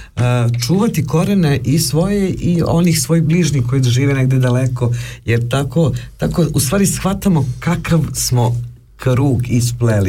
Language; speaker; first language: Serbian; native; Serbian